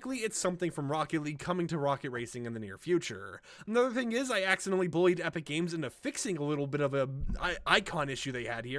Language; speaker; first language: English; native; English